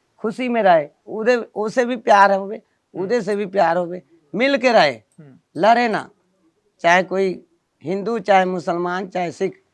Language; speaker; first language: Punjabi; non-native, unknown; Nepali